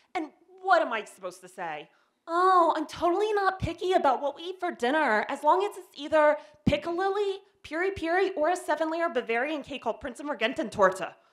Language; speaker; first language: English; native; English